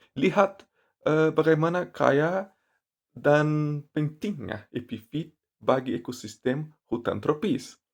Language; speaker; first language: Indonesian; non-native, learner; Portuguese